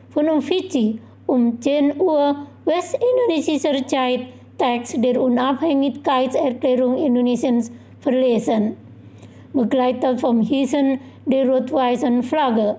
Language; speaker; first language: German; non-native, fluent; Indonesian